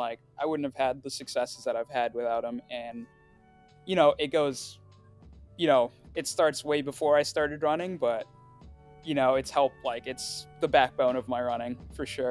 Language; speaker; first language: English; early bilingual, other home language; Swahili